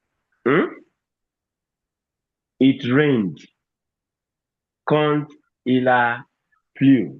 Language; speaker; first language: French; non-native, fluent; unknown